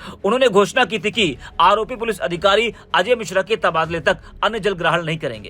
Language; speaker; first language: Hindi; native; Hindi